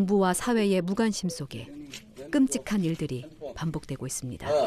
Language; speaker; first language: Korean; native; Korean